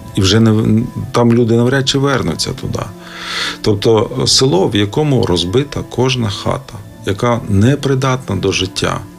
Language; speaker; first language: Ukrainian; native; Ukrainian